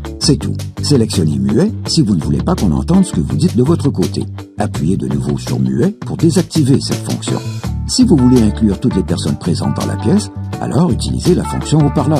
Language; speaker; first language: French; native; French